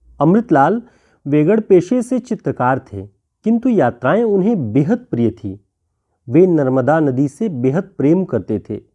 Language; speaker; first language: Hindi; native; Hindi